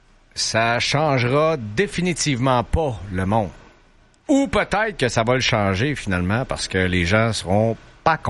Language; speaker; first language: French; native; French